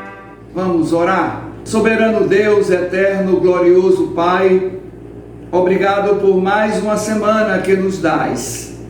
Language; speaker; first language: Portuguese; native; Portuguese